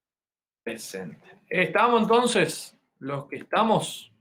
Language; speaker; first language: Spanish; native; Spanish